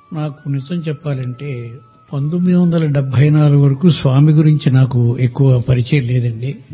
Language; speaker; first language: Telugu; native; Telugu